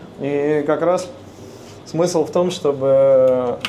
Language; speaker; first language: Russian; native; Russian